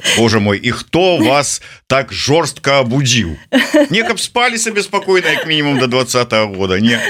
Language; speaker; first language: Belarusian; non-native, local second language; Russian